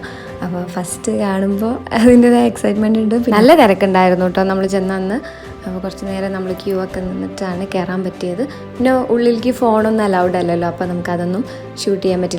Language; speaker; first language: Malayalam; native; Malayalam